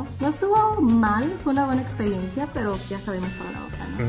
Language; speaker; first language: Spanish; native; Spanish